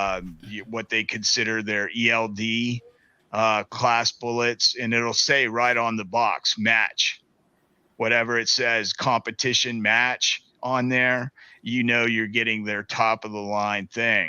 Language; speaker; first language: English; native; English